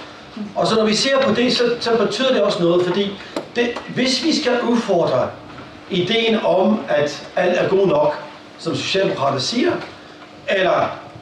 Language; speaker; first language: Danish; non-native, fluent; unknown